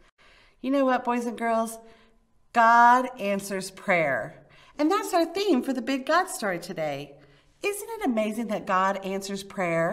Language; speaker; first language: English; native; English